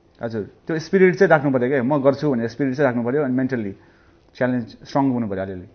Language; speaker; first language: Nepali; early bilingual, heritage; Nepali